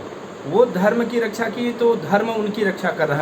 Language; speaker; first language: Hindi; native; Hindi